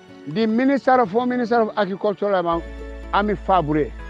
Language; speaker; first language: English; non-native, local second language; Mandingo